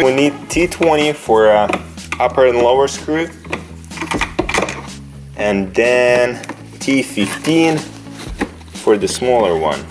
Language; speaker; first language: English; non-native, fluent; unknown